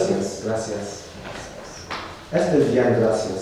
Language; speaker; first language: Spanish; non-native, learner; English